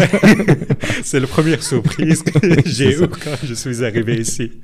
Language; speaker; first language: French; non-native, learner; Arabic